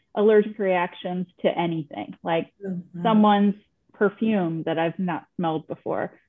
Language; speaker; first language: English; native; English